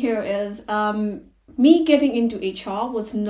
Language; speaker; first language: English; non-native, local second language; Nepali